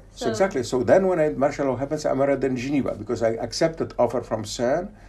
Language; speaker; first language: English; non-native, fluent; Polish